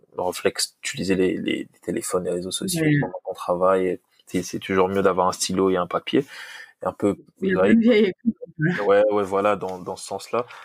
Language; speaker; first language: French; non-native, local second language; Lingala